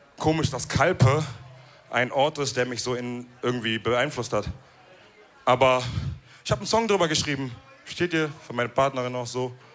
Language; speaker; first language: German; early bilingual, other home language; Wolof